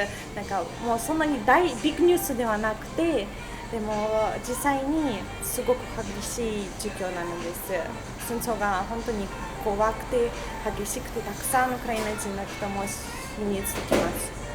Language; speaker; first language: Japanese; non-native, fluent; Russian